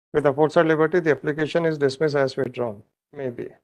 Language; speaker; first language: English; non-native, local second language; Hindi